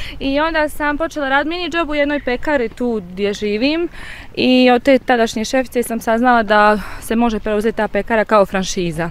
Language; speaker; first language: Croatian; native; Croatian